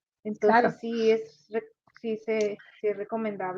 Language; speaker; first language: Spanish; native; Spanish